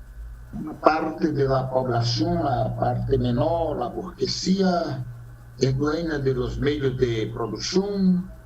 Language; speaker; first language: Spanish; non-native, fluent; Portuguese